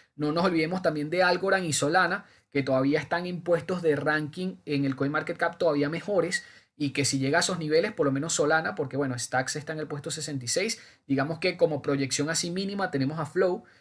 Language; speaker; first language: Spanish; native; Spanish